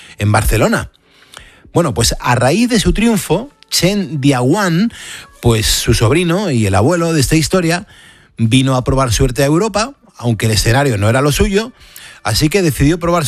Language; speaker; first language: Spanish; native; Spanish